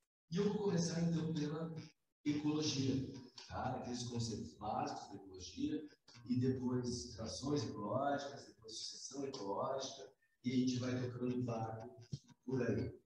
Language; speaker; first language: Portuguese; native; Portuguese